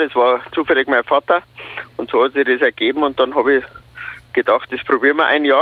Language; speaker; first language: German; native; German